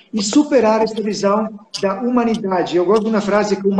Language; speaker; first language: Portuguese; non-native, fluent; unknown